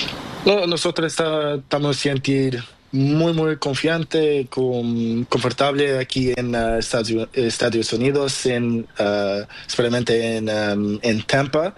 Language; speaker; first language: Spanish; non-native, learner; Portuguese